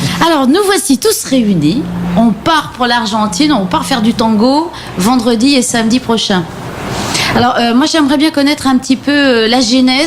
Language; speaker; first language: French; native; French